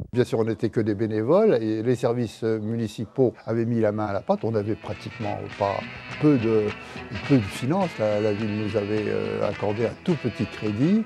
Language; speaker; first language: French; native; French